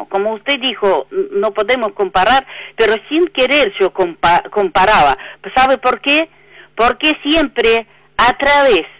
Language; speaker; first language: Spanish; non-native, fluent; Russian